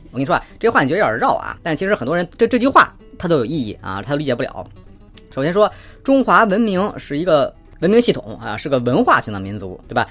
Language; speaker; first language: Chinese; native; Chinese